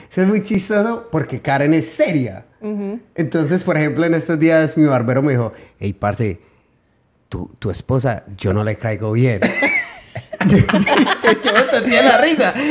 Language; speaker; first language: Spanish; early bilingual, heritage; Spanish